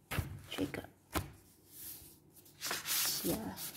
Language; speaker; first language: Chinese; non-native, learner; Vietnamese